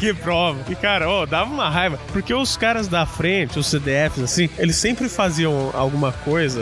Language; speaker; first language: Portuguese; native; Portuguese